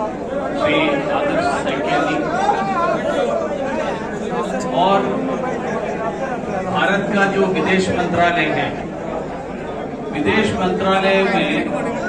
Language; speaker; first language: Hindi; non-native, local second language; Malayalam